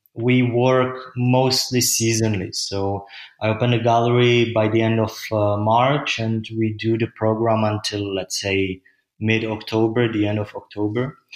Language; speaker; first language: English; non-native, fluent; Czech